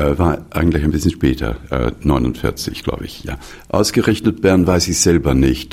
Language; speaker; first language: German; non-native, fluent; English